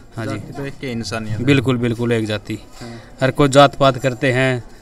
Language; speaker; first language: Hindi; native; Hindi